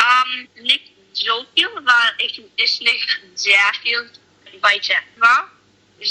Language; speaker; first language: German; non-native, learner; English